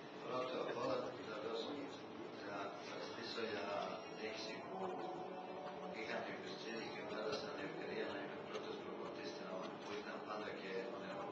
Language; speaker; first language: Greek; non-native, fluent; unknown